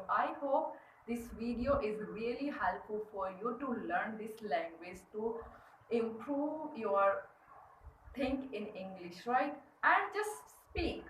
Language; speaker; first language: English; non-native, learner; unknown